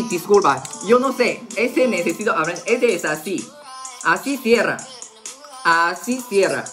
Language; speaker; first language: Spanish; non-native, learner; Chinese